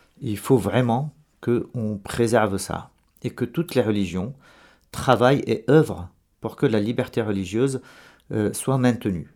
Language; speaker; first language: French; non-native, local second language; Arabic